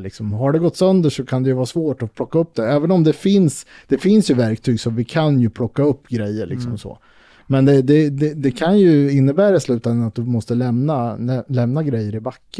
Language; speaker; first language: Swedish; native; Swedish